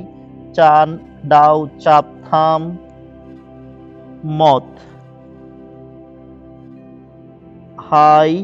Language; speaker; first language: Vietnamese; non-native, learner; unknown